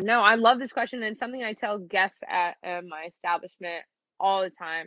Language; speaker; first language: English; native; English